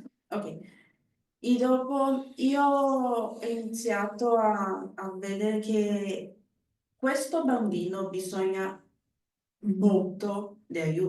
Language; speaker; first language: Italian; non-native, learner; Portuguese